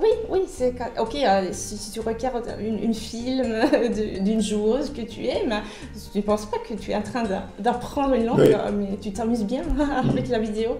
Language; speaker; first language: French; non-native, fluent; Finnish